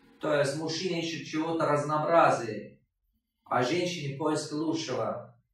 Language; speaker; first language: Russian; non-native, local second language; Tajik